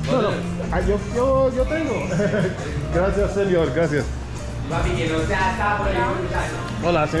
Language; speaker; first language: Spanish; non-native, learner; English